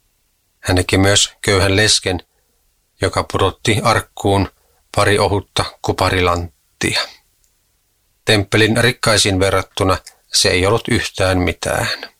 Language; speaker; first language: Finnish; native; Finnish